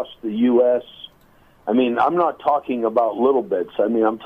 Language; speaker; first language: English; native; English